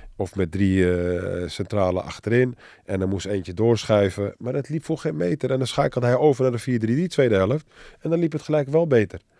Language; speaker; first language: Dutch; early bilingual, other home language; Arabic